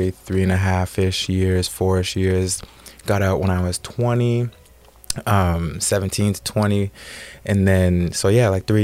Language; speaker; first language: English; native; English